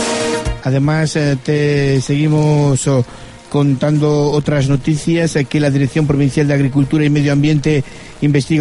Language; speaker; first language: Spanish; native; Spanish